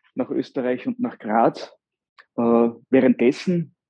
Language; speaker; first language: German; native; German